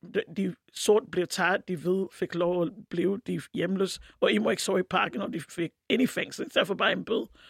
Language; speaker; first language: Danish; non-native, fluent; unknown